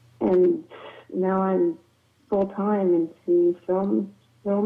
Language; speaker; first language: English; native; English